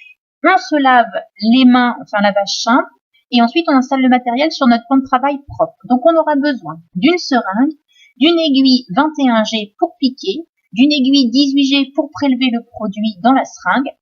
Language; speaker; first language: French; native; French